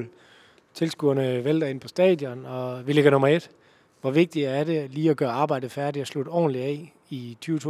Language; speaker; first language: Danish; native; Danish